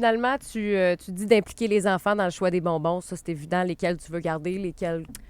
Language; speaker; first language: French; native; French